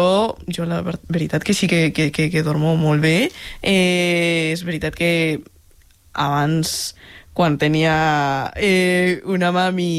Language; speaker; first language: Catalan; non-native, local second language; Spanish